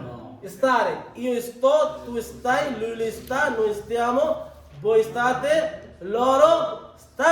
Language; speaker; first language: Italian; non-native, fluent; Bangla